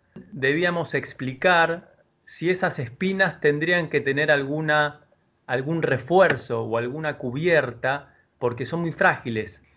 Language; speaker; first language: Spanish; native; Spanish